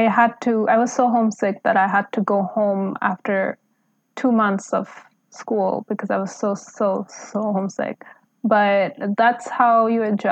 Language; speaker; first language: English; non-native, local second language; Hindi